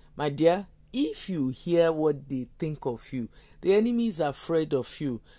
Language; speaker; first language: English; non-native, local second language; Yoruba